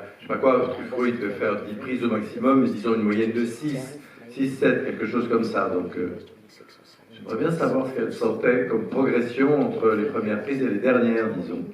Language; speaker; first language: French; native; French